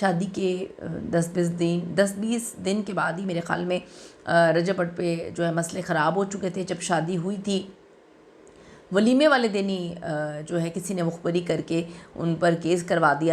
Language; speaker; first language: Urdu; native; Urdu